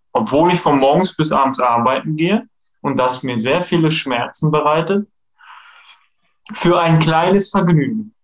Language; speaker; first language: German; non-native, fluent; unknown